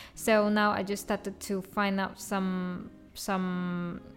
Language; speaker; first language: English; non-native, local second language; Chinese